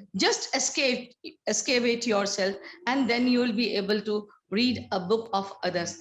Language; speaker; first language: English; non-native, local second language; Hindi